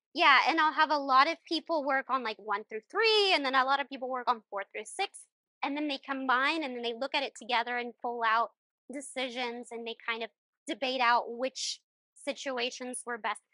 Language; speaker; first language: English; early bilingual, other home language; Spanish